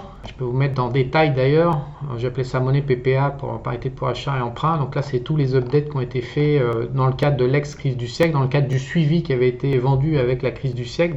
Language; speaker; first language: French; native; French